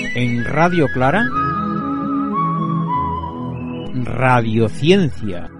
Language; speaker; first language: Spanish; native; Spanish